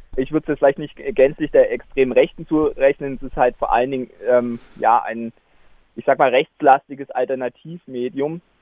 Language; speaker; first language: German; native; German